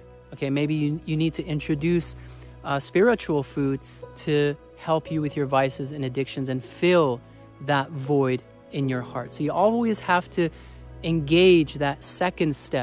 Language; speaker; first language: English; native; English